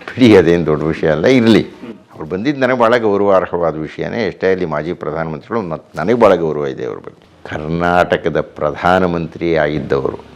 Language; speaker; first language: Kannada; native; Kannada